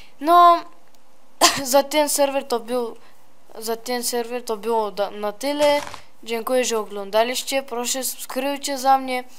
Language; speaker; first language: Polish; early bilingual, heritage; Polish